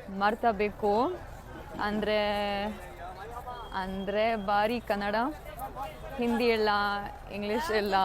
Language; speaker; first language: Kannada; non-native, learner; German